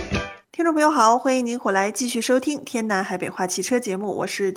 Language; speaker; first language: Chinese; native; Chinese